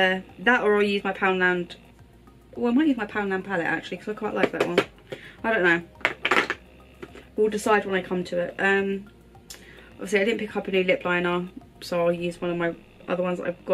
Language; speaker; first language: English; native; English